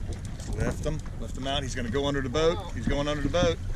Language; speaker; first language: English; native; English